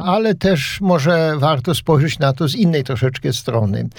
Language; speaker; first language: Polish; native; Polish